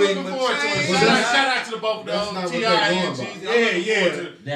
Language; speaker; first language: English; native; English